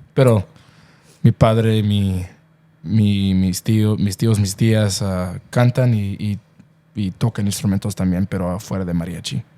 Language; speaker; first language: Spanish; early bilingual, other home language; English